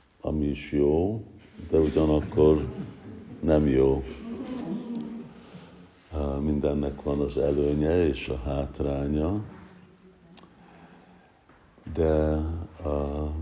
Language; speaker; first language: Hungarian; early bilingual, heritage; Hungarian